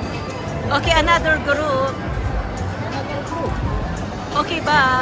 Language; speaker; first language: English; non-native, local second language; Filipino